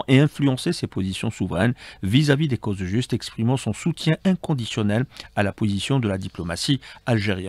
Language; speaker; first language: French; non-native, local second language; Arabic